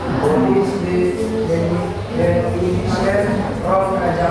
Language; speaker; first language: English; non-native, learner; Indonesian